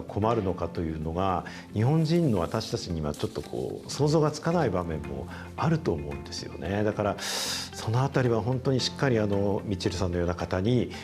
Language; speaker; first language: Japanese; native; Japanese